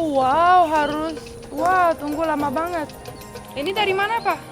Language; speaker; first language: Indonesian; non-native, fluent; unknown